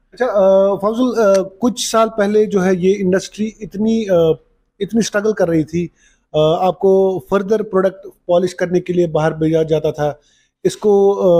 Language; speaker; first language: Hindi; non-native, local second language; Kashmiri